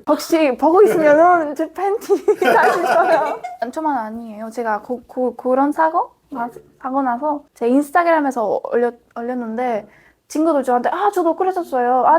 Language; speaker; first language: Korean; non-native, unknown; Spanish